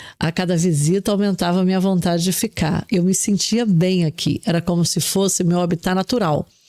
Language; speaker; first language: Portuguese; native; Portuguese